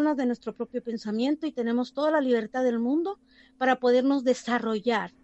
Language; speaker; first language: Spanish; native; Spanish